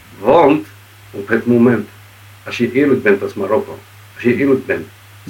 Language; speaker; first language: Dutch; non-native, fluent; Riffian